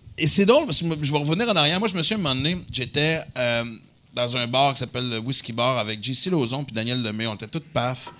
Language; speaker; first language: French; native; French